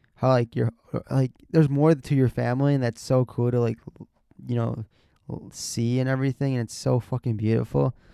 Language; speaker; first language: English; early bilingual, other home language; Spanish